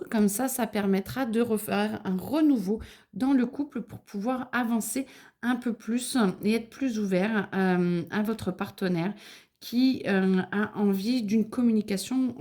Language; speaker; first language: French; native; French